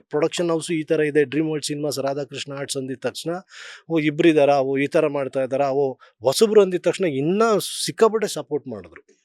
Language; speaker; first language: Kannada; native; Kannada